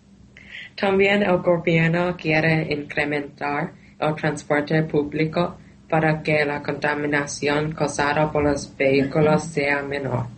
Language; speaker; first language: Spanish; non-native, learner; Thai